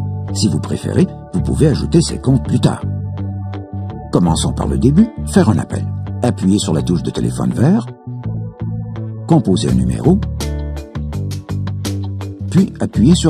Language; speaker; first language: French; native; French